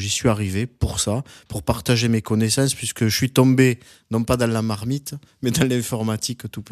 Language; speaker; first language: French; native; French